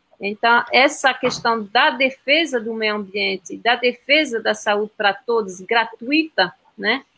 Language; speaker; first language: Portuguese; non-native, fluent; French